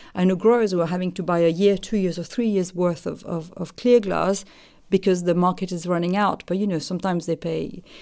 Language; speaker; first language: English; non-native, fluent; French